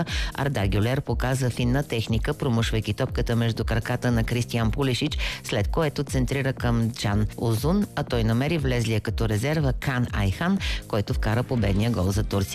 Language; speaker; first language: Bulgarian; native; Bulgarian